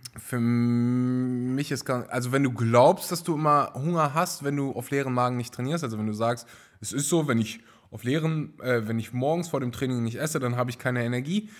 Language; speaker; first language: German; native; German